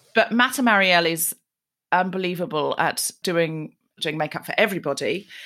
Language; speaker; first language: English; native; English